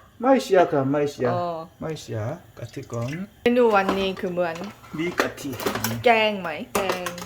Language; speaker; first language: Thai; non-native, learner; Korean